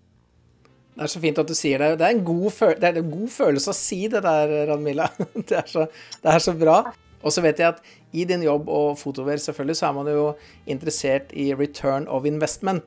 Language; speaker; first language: Norwegian; native; Norwegian